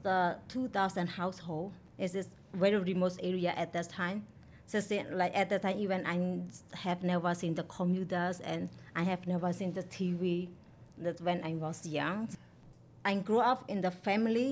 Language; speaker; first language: English; non-native, learner; Burmese